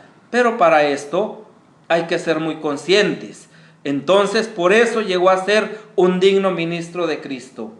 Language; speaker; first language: Spanish; native; Spanish